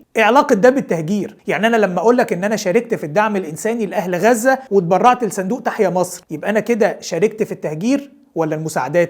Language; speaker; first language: Arabic; native; Arabic